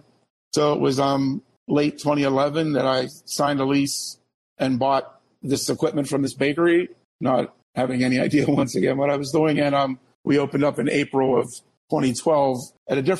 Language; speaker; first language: English; native; English